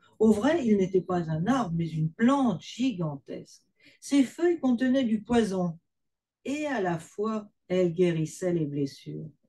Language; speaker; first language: French; native; French